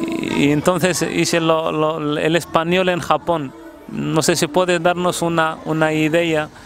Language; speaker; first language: Spanish; non-native, fluent; Arabic